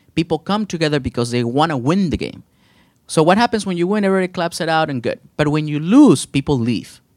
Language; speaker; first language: English; early bilingual, other home language; Spanish